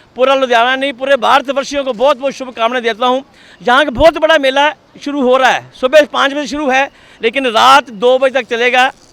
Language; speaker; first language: Hindi; non-native, local second language; Punjabi